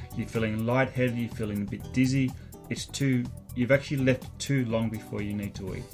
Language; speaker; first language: English; native; English